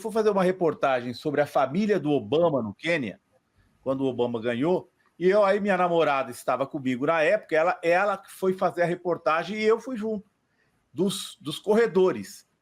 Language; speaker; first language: Portuguese; native; Portuguese